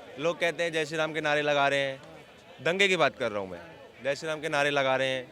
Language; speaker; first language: Hindi; native; Hindi